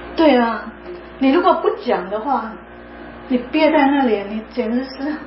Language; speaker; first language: Chinese; native; Chinese